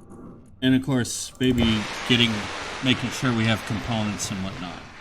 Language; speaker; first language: English; native; English